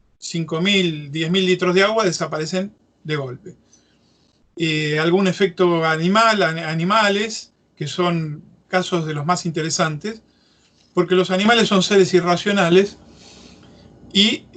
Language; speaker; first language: Spanish; native; Spanish